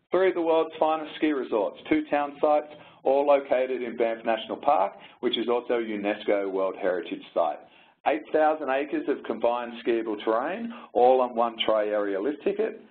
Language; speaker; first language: English; native; English